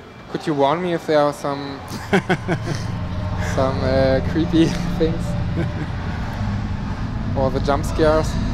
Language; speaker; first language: English; non-native, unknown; German